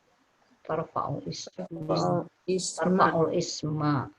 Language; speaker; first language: Arabic; non-native, learner; Indonesian